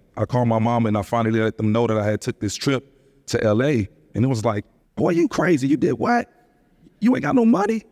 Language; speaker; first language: English; native; English